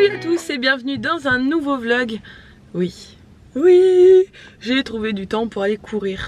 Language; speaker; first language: French; native; French